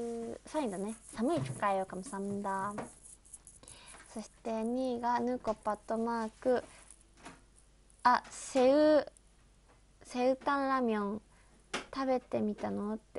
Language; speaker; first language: Japanese; native; Japanese